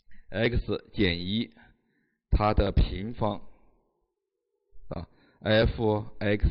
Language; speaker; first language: Chinese; native; Chinese